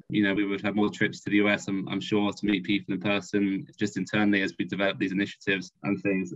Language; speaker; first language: English; native; English